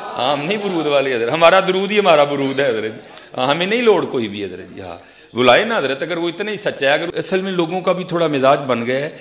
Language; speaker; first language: Urdu; non-native, local second language; Punjabi